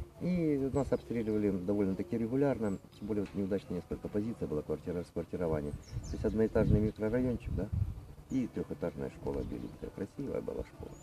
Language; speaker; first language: Russian; native; Russian